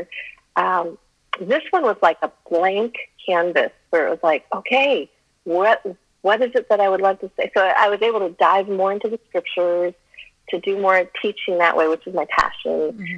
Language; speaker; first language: English; early bilingual, other home language; Chinese